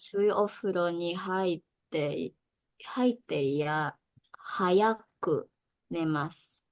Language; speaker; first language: Japanese; non-native, learner; Indonesian